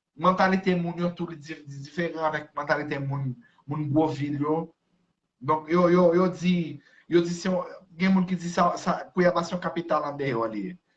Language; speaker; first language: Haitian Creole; non-native, fluent; Portuguese